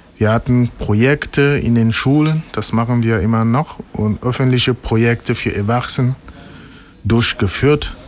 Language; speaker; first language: German; non-native, fluent; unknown